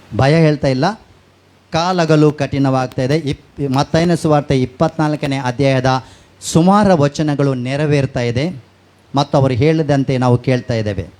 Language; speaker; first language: Kannada; non-native, local second language; Tulu